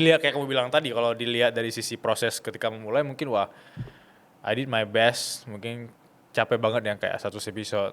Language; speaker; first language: Indonesian; native; Indonesian